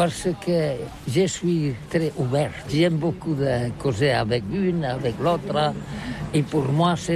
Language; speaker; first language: French; non-native, learner; Catalan